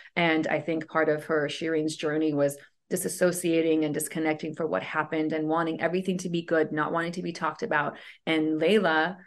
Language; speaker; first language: English; early bilingual, other home language; Persian